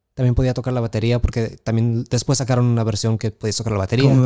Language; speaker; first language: Spanish; early bilingual, heritage; Spanish